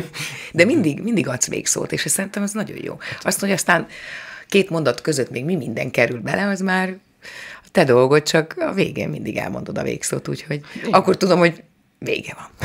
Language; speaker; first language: Hungarian; native; Hungarian